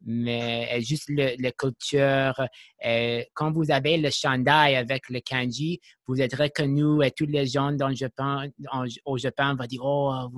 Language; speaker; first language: French; non-native, learner; English